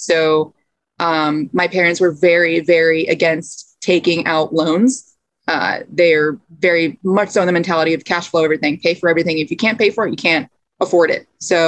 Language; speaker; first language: English; native; English